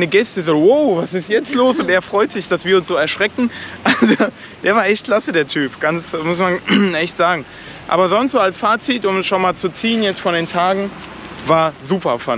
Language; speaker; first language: German; native; German